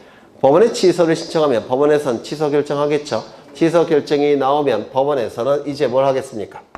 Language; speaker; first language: Korean; native; Korean